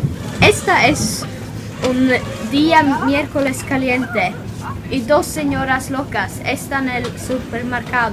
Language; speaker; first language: Spanish; non-native, learner; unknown